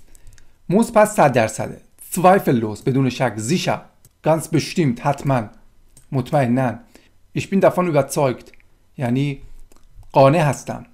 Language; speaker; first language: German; non-native, fluent; Persian